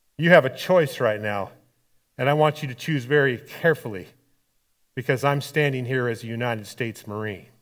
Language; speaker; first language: English; native; English